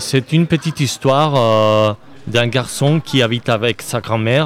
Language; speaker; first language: French; non-native, learner; Spanish